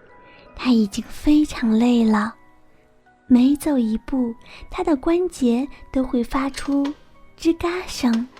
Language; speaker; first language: Chinese; native; Chinese